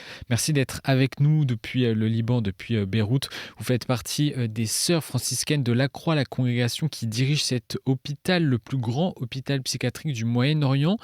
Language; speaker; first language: French; native; French